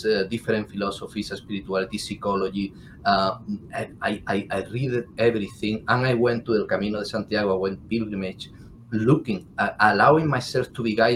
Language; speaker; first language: English; non-native, fluent; Spanish